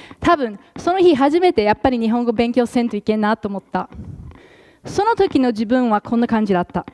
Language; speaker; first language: Japanese; non-native, fluent; English